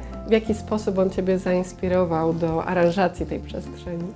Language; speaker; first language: Polish; native; Polish